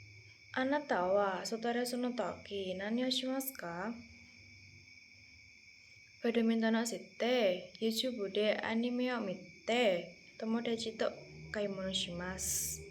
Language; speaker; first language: Japanese; non-native, learner; Indonesian